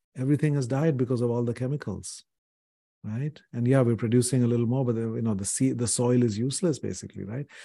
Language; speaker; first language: English; non-native, local second language; Hindi